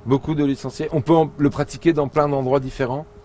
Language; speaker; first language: French; native; French